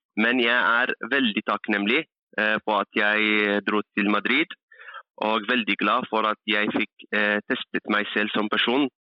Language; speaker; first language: Norwegian; early bilingual, other home language; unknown